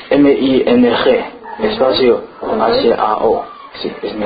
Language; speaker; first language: Spanish; non-native, learner; Chinese